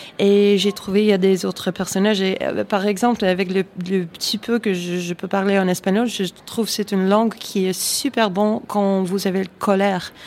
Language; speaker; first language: French; non-native, fluent; English